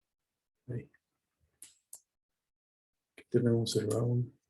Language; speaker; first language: Spanish; native; Spanish